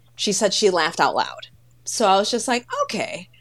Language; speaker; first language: English; early bilingual, other home language; Polish